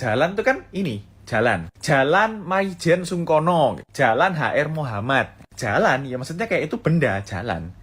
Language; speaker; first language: Indonesian; native; Indonesian